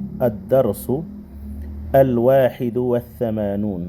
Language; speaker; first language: Arabic; non-native, fluent; Indonesian